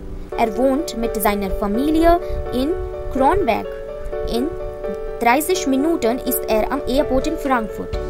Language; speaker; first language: German; non-native, fluent; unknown